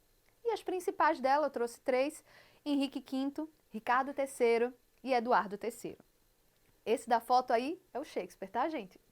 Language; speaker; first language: Portuguese; native; Portuguese